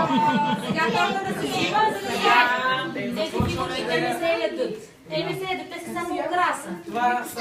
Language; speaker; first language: Bulgarian; native; Bulgarian